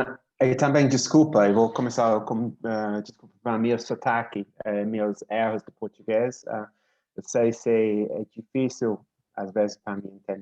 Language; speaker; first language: Portuguese; non-native, learner; English